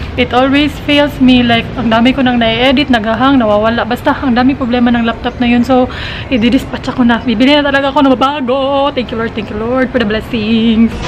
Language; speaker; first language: Filipino; non-native, local second language; Cebuano